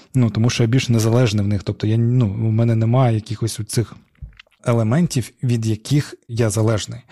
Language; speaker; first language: Ukrainian; non-native, local second language; Crimean Tatar